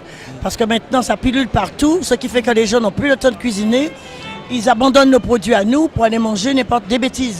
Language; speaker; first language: French; native; French